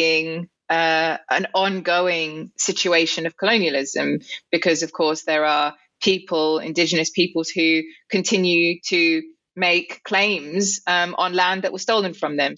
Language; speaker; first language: English; native; English